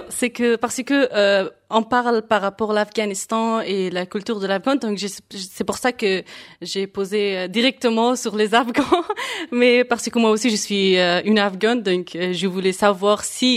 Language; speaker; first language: French; non-native, fluent; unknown